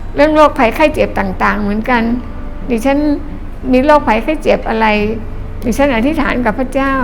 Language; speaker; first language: Thai; native; Thai